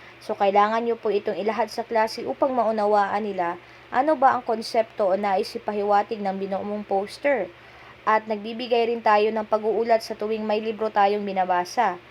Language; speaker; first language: Filipino; non-native, local second language; Cebuano